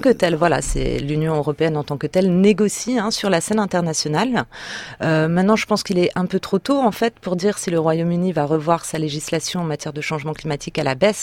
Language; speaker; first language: French; native; French